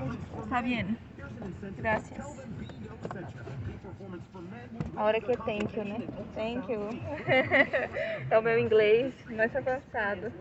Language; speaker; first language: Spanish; non-native, learner; Portuguese